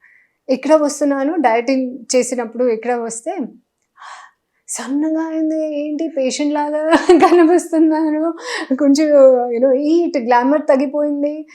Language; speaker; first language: Telugu; non-native, learner; Hindi